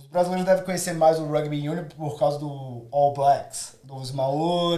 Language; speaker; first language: Portuguese; native; Portuguese